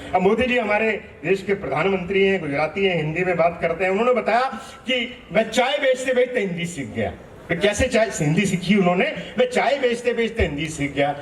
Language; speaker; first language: Hindi; non-native, local second language; Punjabi